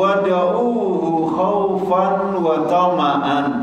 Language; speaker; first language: Arabic; non-native, fluent; Indonesian